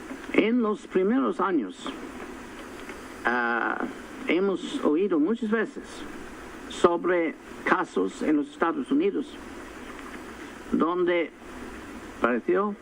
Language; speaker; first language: Spanish; non-native, fluent; English